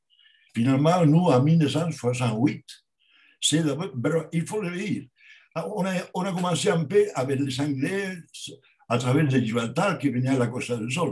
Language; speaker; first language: French; non-native, learner; Spanish